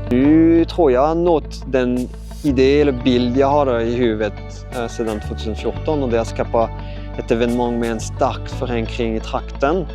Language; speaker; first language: Swedish; non-native, fluent; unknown